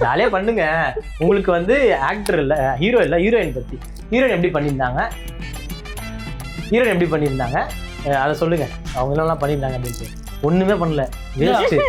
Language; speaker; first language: Tamil; native; Tamil